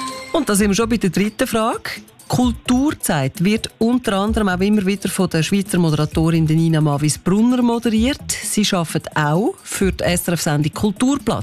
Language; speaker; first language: German; native; German